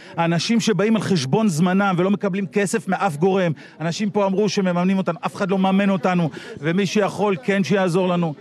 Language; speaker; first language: Hebrew; native; Hebrew